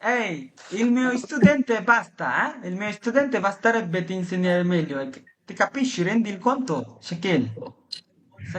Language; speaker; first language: Italian; non-native, fluent; Bangla